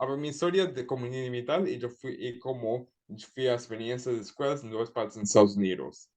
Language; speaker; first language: Spanish; early bilingual, heritage; Spanish